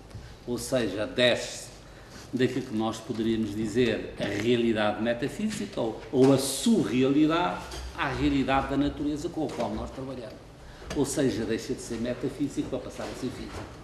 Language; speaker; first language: Portuguese; native; Portuguese